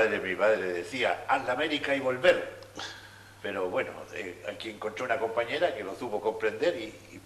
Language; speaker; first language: Spanish; native; Spanish